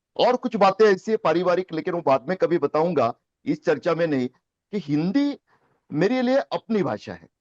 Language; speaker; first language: Hindi; non-native, local second language; Marathi